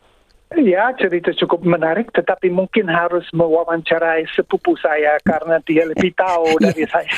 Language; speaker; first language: Indonesian; non-native, fluent; English